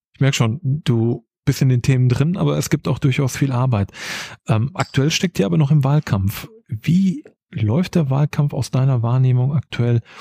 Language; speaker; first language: German; native; German